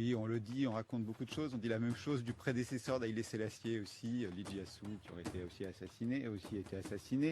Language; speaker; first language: French; native; French